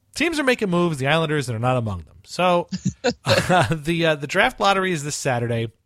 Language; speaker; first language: English; early bilingual, other home language; Italian